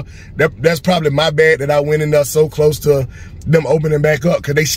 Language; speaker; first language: English; native; English